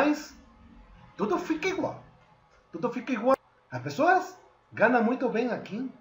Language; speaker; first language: Portuguese; non-native, fluent; Spanish